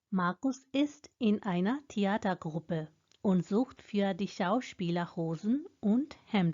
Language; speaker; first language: German; non-native, fluent; Hindi